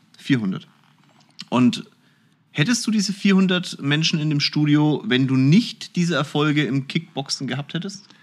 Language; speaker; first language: German; native; German